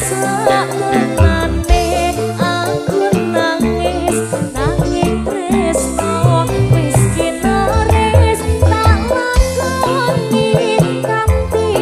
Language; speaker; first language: Indonesian; native; Indonesian